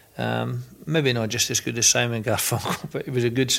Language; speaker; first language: English; native; English